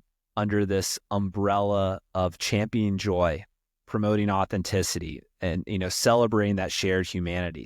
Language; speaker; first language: English; native; English